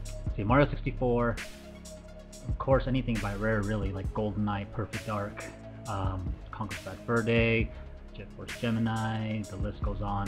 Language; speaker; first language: English; native; English